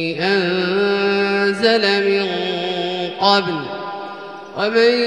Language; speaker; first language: Arabic; native; Arabic